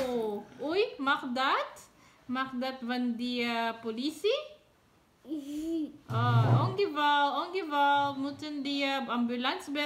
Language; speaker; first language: Dutch; non-native, learner; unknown